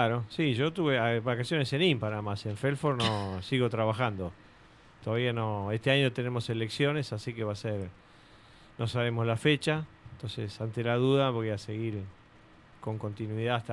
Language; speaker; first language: Spanish; native; Spanish